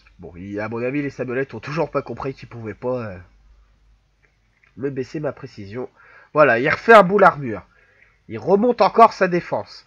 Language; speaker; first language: French; native; French